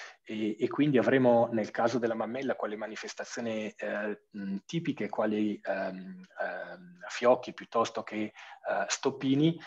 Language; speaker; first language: Italian; native; Italian